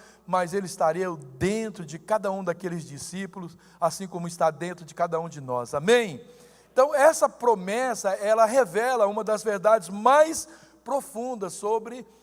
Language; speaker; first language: Portuguese; native; Portuguese